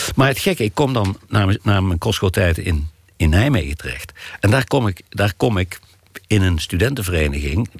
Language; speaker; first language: Dutch; native; Dutch